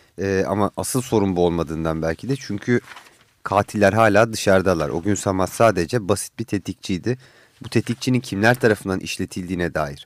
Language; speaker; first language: Turkish; native; Turkish